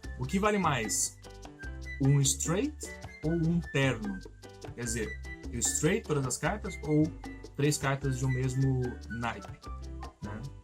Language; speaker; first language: Portuguese; native; Portuguese